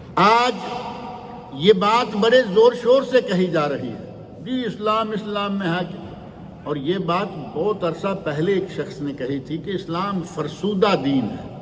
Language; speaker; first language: Urdu; native; Urdu